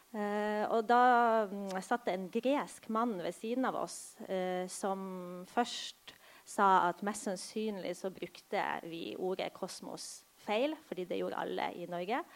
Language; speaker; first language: Norwegian; early bilingual, other home language; Polish